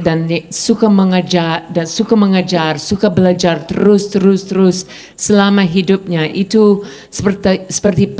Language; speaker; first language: Indonesian; non-native, fluent; English